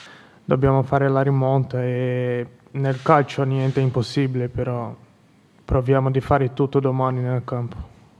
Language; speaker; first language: Italian; non-native, fluent; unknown